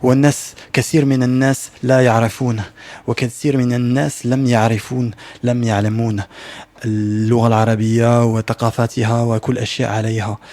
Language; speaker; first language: Arabic; non-native, learner; French